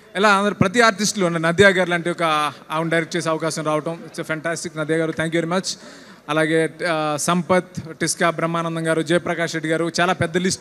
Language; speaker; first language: Telugu; native; Telugu